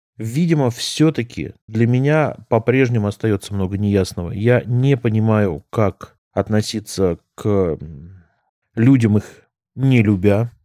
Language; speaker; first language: Russian; native; Russian